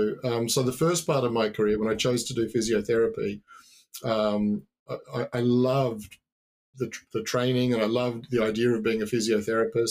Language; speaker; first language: English; native; English